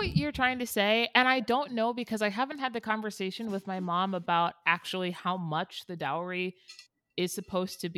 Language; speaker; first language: English; native; English